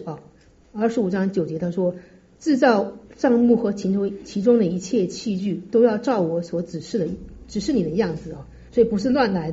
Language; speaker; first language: Chinese; native; Chinese